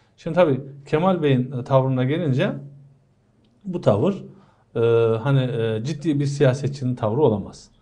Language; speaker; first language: Turkish; native; Turkish